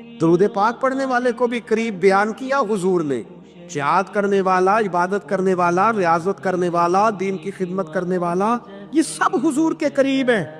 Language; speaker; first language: Urdu; non-native, local second language; Punjabi